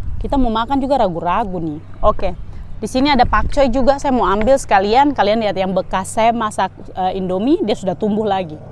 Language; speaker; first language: Indonesian; native; Indonesian